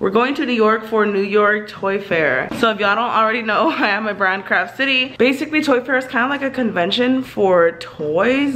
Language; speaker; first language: English; early bilingual, other home language; Spanish